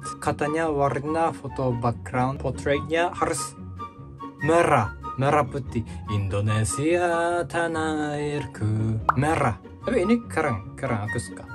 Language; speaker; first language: Indonesian; non-native, fluent; Japanese